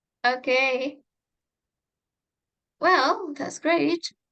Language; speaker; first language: English; non-native, fluent; Indonesian